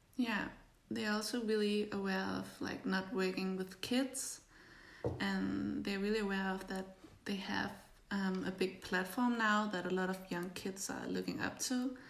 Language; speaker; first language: English; non-native, fluent; Danish